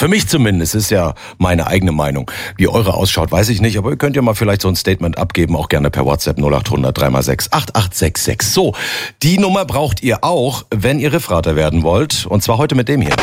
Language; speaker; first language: German; native; German